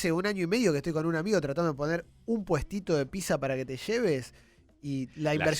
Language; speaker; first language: Spanish; native; Spanish